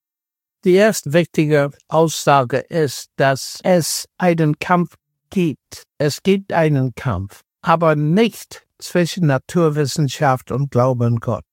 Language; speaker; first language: German; non-native, fluent; English